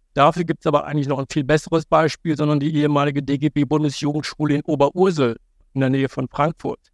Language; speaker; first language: German; native; German